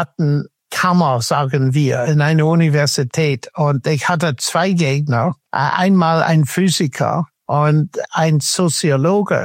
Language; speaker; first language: German; non-native, fluent; English